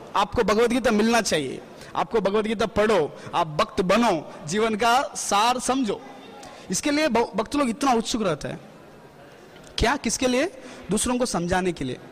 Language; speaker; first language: Hindi; non-native, local second language; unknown